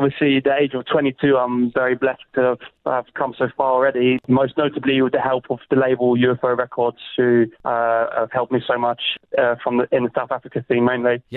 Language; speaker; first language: English; native; English